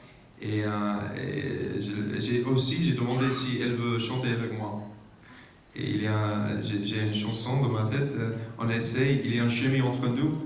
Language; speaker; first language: French; non-native, learner; English